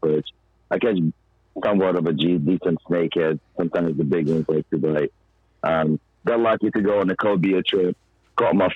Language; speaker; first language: English; non-native, fluent; Ukrainian